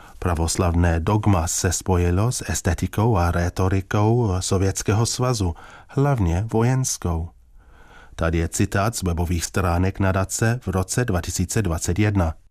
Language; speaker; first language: Czech; native; Czech